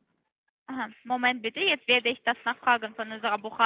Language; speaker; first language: German; non-native, learner; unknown